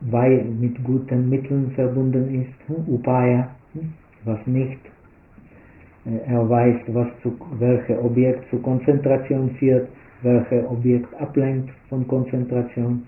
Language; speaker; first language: German; non-native, fluent; Czech